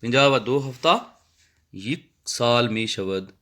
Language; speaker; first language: Persian; non-native, fluent; Urdu